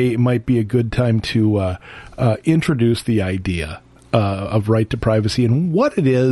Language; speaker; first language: English; native; English